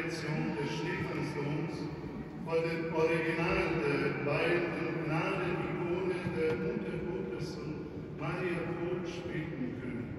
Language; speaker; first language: German; non-native, fluent; Ukrainian